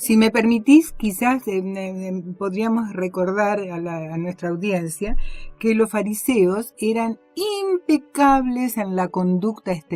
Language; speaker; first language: Spanish; native; Spanish